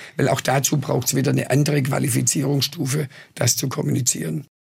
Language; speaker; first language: German; native; German